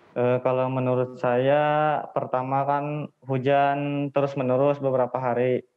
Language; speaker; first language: Indonesian; native; Indonesian